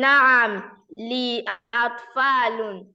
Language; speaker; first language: Arabic; non-native, learner; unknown